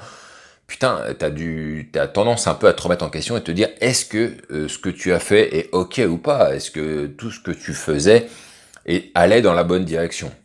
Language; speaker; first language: French; native; French